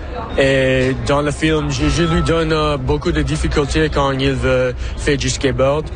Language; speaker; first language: French; non-native, local second language; English